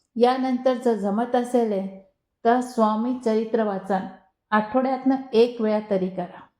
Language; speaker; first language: Marathi; non-native, local second language; Hindi